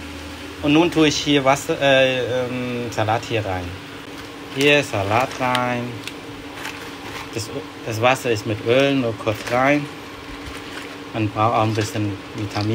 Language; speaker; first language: German; non-native, learner; Vietnamese